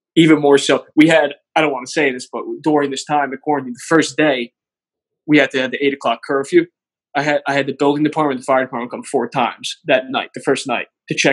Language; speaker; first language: English; native; English